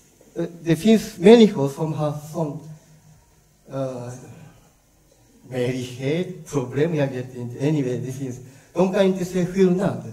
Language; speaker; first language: Swedish; non-native, learner; Japanese